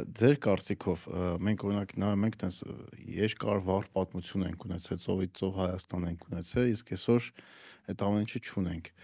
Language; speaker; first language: Armenian; native; Armenian